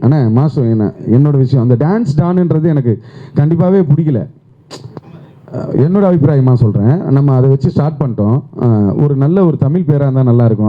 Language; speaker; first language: Tamil; native; Tamil